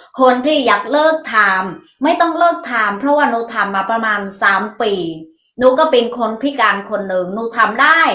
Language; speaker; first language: Thai; non-native, learner; Mon